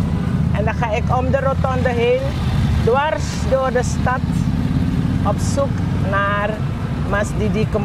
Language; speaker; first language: Dutch; non-native, local second language; Javanese